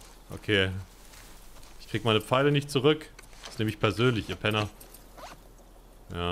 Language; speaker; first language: German; native; German